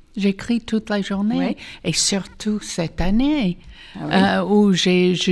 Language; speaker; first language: French; non-native, fluent; English